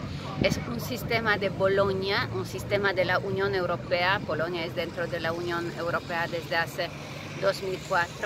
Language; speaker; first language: Spanish; non-native, fluent; Polish